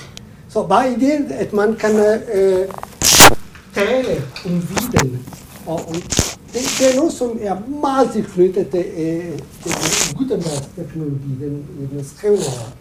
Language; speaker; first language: Danish; non-native, fluent; Italian